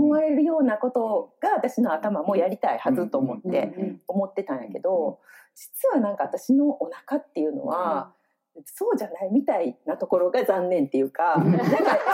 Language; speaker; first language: Japanese; native; Japanese